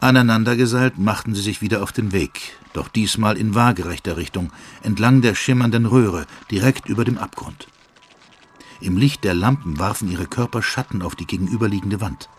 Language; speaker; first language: German; native; German